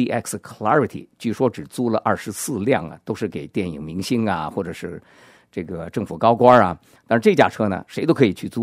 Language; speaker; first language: Chinese; native; Chinese